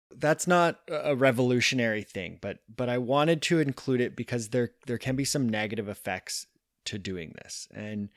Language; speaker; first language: English; native; English